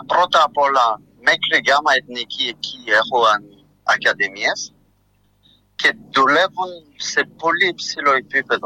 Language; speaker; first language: Greek; non-native, fluent; French